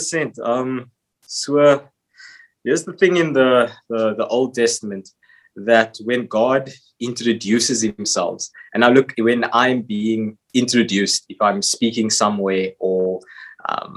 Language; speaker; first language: English; native; English